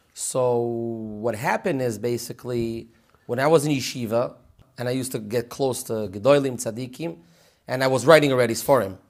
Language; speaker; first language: English; early bilingual, other home language; Hebrew